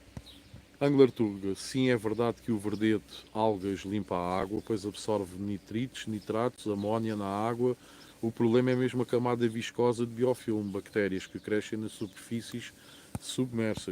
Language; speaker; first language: Portuguese; native; Portuguese